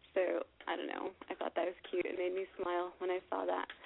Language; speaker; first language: English; native; English